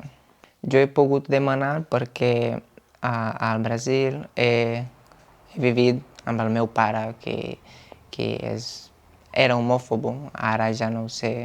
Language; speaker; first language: Catalan; non-native, fluent; Portuguese